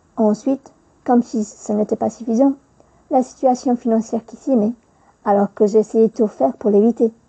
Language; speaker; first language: French; non-native, fluent; Polish